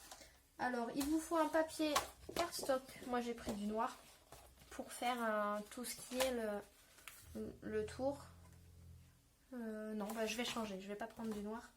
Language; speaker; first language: French; native; French